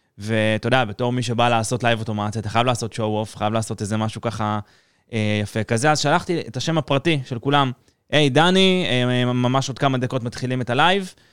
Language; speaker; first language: Hebrew; native; Hebrew